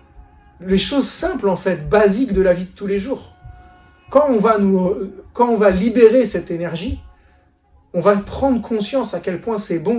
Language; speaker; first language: French; native; French